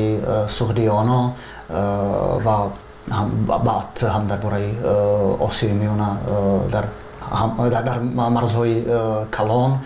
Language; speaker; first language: Persian; non-native, fluent; Slovak